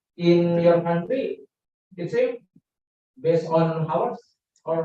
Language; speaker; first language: English; non-native, learner; Indonesian